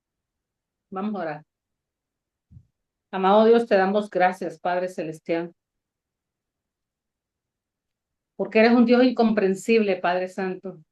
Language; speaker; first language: Spanish; native; Spanish